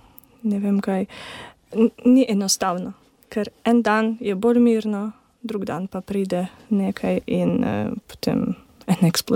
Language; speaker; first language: Slovenian; non-native, learner; Ukrainian